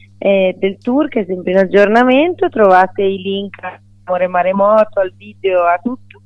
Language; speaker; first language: Italian; native; Italian